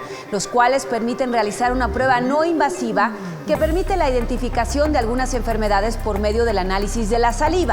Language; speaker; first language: Spanish; native; Spanish